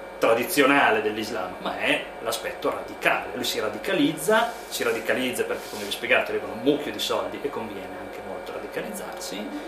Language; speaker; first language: Italian; native; Italian